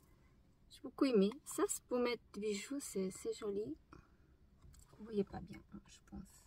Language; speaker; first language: French; non-native, fluent; Portuguese